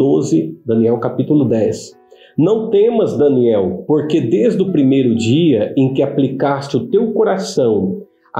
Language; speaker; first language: Portuguese; native; Portuguese